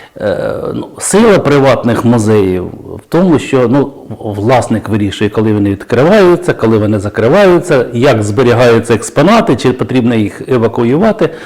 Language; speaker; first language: Ukrainian; native; Ukrainian